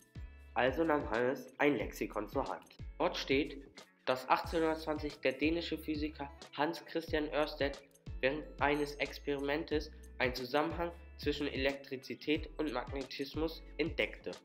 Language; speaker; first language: German; native; German